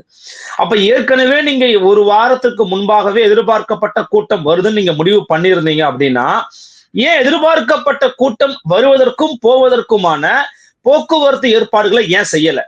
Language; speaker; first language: Tamil; native; Tamil